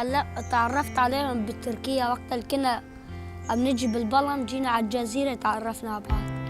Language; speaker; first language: Arabic; native; Arabic